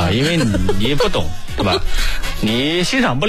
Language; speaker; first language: Chinese; native; Chinese